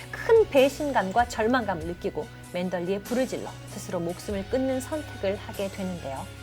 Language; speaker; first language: Korean; native; Korean